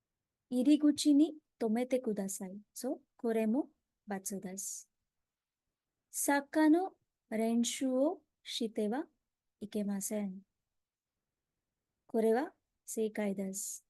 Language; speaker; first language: Japanese; non-native, fluent; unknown